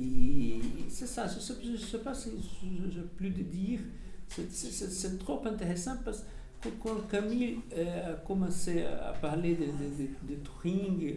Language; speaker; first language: French; non-native, fluent; Portuguese